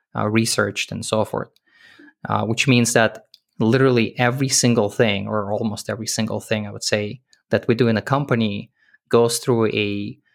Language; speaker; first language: English; early bilingual, other home language; Russian